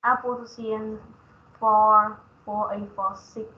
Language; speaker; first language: English; non-native, learner; Vietnamese